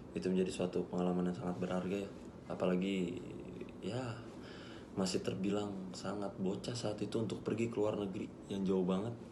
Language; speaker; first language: Indonesian; native; Indonesian